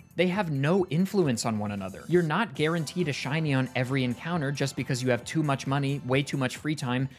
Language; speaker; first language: English; native; English